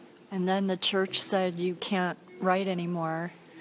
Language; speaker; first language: English; native; English